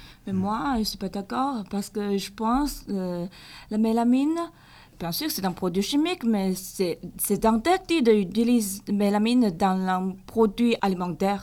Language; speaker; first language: French; non-native, learner; Chinese